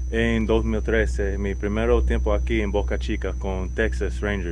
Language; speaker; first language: Spanish; non-native, learner; English